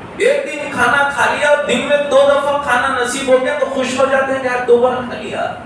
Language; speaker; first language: Urdu; native; Urdu